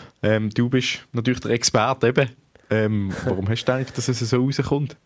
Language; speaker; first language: German; native; German